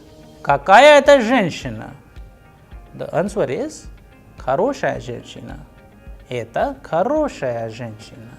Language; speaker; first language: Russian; non-native, fluent; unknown